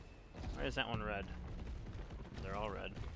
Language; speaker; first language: English; native; English